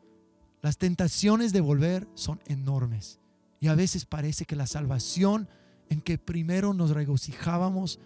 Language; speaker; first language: Spanish; non-native, fluent; English